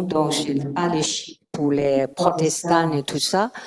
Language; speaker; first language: French; non-native, learner; Chinese